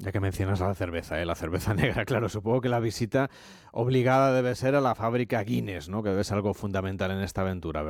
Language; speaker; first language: Spanish; native; Spanish